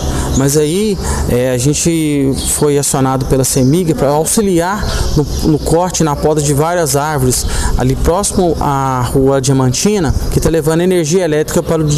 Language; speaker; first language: Portuguese; native; Portuguese